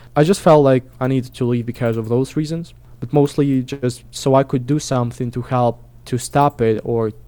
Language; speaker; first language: English; non-native, fluent; Russian